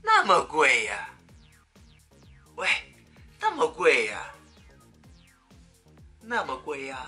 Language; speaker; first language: Chinese; non-native, fluent; Vietnamese